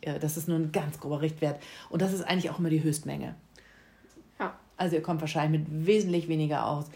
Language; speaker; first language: German; native; German